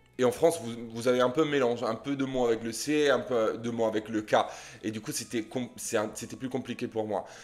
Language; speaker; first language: French; non-native, fluent; Italian